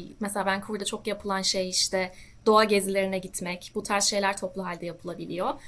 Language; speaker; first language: Turkish; native; Turkish